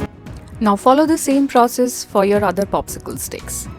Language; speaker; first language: English; non-native, local second language; Hindi